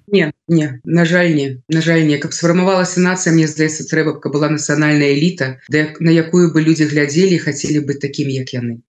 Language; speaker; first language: Belarusian; non-native, local second language; Russian